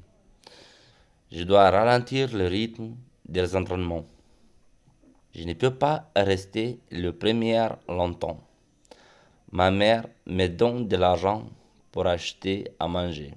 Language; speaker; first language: French; non-native, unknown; Romanian